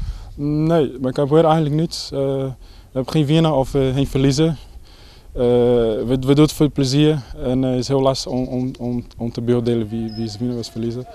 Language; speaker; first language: Dutch; non-native, fluent; Portuguese